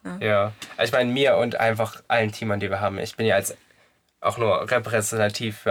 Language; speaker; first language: German; native; German